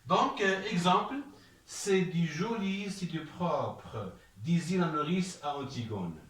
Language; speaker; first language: French; non-native, local second language; Arabic